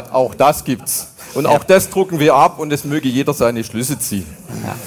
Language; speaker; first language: German; native; German